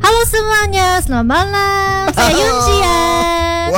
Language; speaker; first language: Indonesian; non-native, learner; Korean